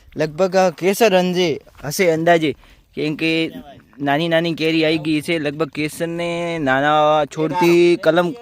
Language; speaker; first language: Gujarati; native; Gujarati